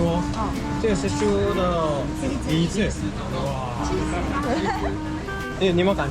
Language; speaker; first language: Chinese; non-native, fluent; Korean